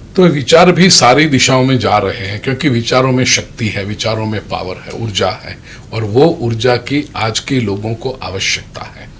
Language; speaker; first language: Hindi; non-native, local second language; Gujarati